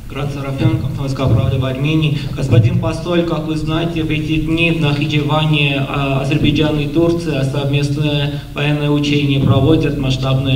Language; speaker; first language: Russian; non-native, local second language; Armenian